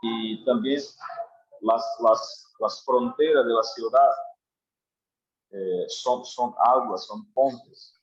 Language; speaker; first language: Spanish; non-native, learner; Portuguese